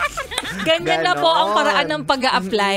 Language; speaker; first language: Filipino; native; Filipino